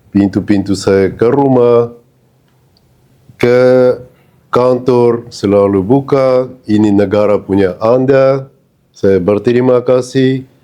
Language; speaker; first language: Indonesian; non-native, fluent; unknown